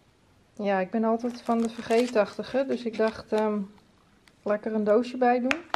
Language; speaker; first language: Dutch; native; Dutch